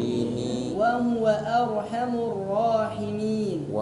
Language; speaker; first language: Arabic; non-native, fluent; Indonesian